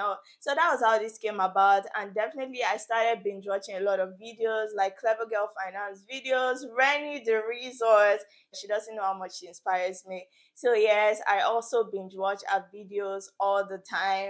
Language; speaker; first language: English; non-native, local second language; Yoruba